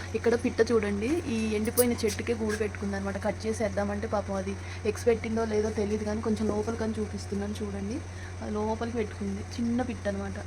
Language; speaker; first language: Telugu; native; Telugu